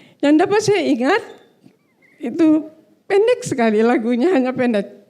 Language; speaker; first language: Indonesian; native; Indonesian